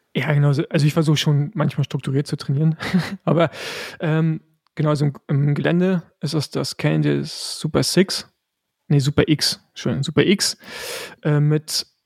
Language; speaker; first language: German; native; German